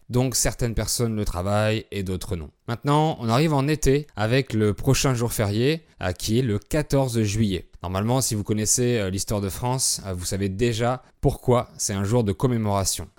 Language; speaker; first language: French; native; French